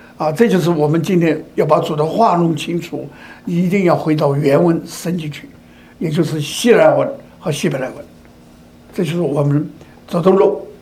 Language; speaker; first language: Chinese; native; Chinese